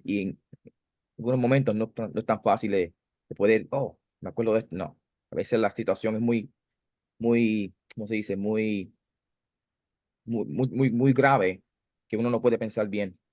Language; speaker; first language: Spanish; early bilingual, heritage; Spanish